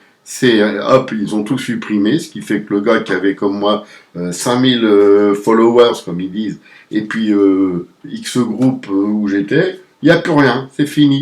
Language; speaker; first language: French; native; French